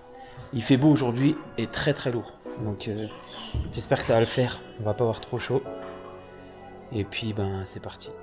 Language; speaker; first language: French; native; French